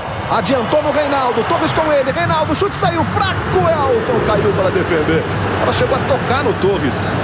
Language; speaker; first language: Portuguese; native; Portuguese